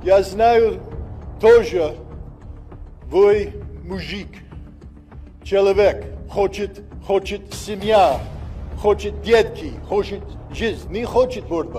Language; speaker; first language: Russian; non-native, learner; English